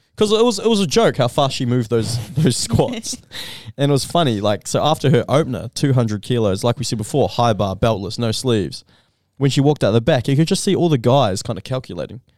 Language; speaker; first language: English; early bilingual, other home language; Filipino